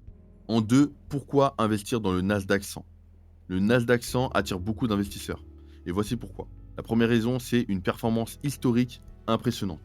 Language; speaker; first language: French; native; French